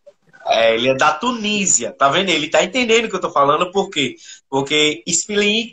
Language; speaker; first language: Portuguese; native; Portuguese